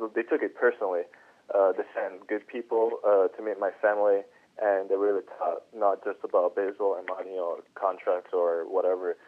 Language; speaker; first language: English; non-native, fluent; Italian